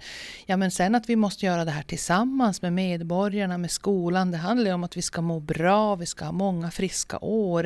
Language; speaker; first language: Swedish; native; Swedish